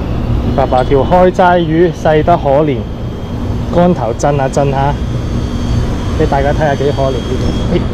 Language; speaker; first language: Chinese; native; Chinese